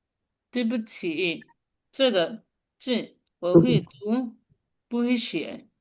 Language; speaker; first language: Chinese; non-native, fluent; Bangla